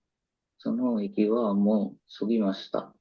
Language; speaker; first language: Japanese; non-native, learner; Sinhala